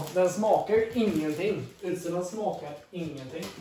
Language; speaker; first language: Swedish; native; Swedish